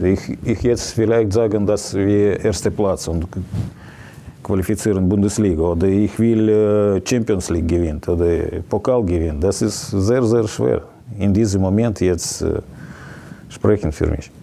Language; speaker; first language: German; non-native, learner; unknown